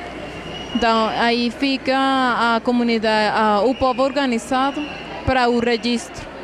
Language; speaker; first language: Portuguese; non-native, fluent; Spanish